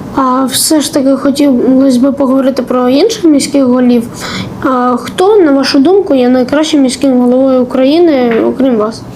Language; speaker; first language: Ukrainian; native; Ukrainian